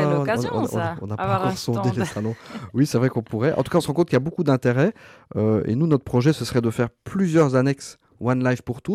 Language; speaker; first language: French; native; French